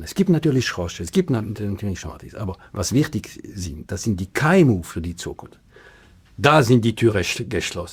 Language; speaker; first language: German; non-native, local second language; French